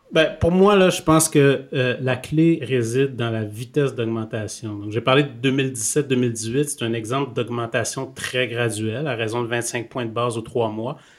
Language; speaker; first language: French; native; French